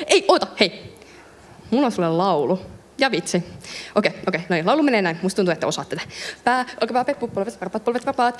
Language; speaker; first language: Finnish; native; Finnish